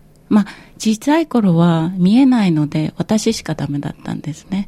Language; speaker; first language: Japanese; native; Japanese